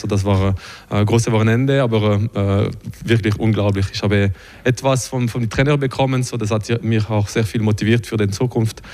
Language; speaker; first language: German; non-native, local second language; French